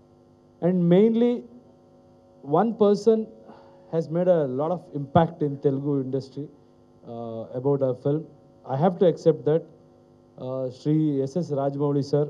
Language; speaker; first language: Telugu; non-native, learner; Kannada